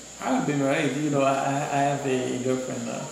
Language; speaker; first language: English; non-native, learner; Haitian Creole